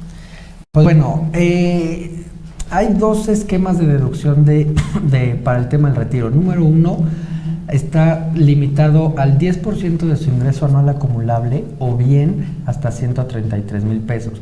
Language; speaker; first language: Spanish; native; Spanish